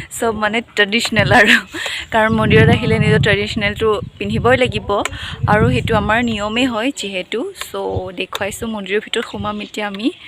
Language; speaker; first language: Assamese; non-native, local second language; Bodo